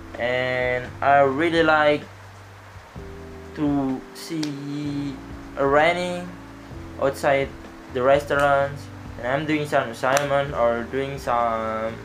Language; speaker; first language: English; non-native, learner; Indonesian